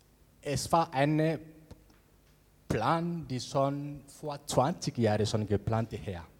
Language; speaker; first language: German; non-native, learner; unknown